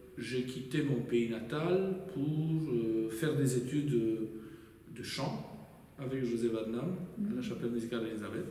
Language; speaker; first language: French; non-native, fluent; Romanian